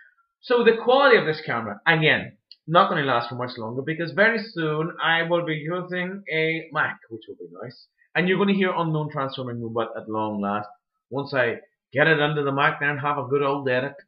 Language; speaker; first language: English; native; English